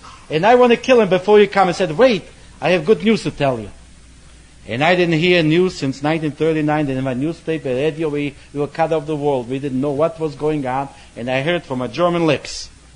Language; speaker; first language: English; non-native, fluent; Polish